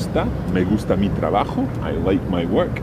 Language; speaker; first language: Spanish; non-native, fluent; English